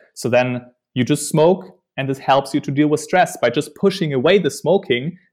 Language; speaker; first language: English; non-native, fluent; German